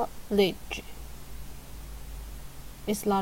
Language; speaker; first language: English; non-native, learner; Chinese